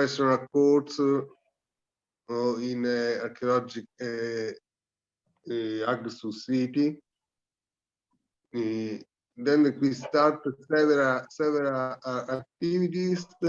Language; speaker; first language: English; non-native, learner; Italian